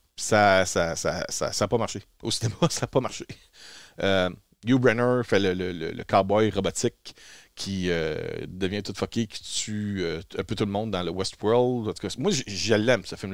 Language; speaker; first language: French; native; French